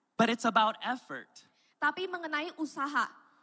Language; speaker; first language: English; native; English